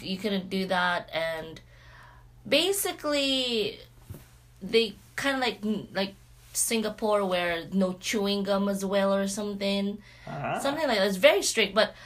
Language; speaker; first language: English; non-native, local second language; Cebuano